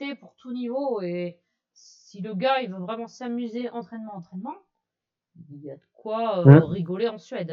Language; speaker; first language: French; native; French